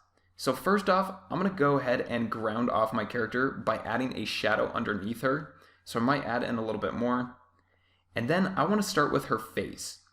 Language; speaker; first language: English; native; English